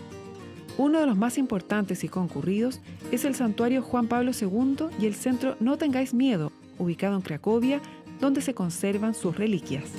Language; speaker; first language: Spanish; native; Spanish